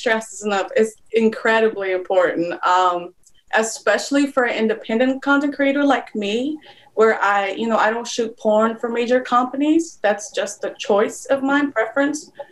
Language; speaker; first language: English; non-native, fluent; Polish